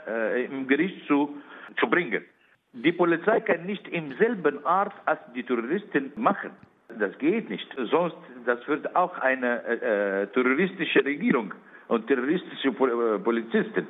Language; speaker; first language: German; non-native, learner; Arabic